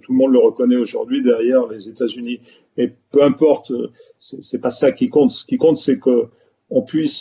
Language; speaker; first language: French; native; French